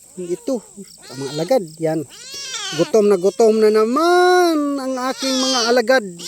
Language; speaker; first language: Filipino; non-native, local second language; Bikol